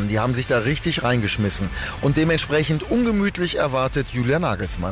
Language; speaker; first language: German; native; German